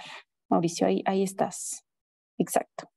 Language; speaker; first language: Spanish; native; Spanish